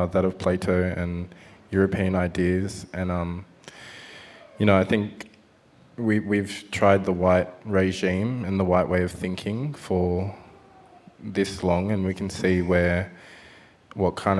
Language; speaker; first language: English; native; English